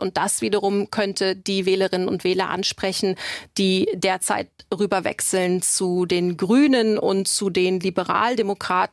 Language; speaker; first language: German; native; German